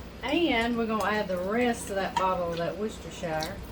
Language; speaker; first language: English; native; English